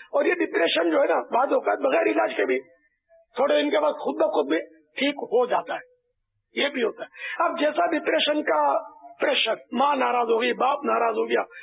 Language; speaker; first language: Urdu; native; Urdu